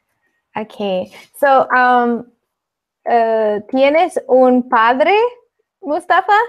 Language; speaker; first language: Spanish; non-native, fluent; English